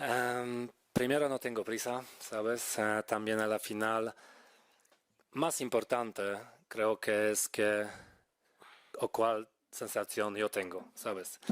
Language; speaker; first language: Spanish; non-native, fluent; Polish